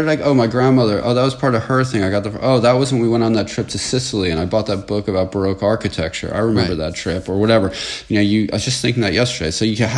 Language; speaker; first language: English; native; English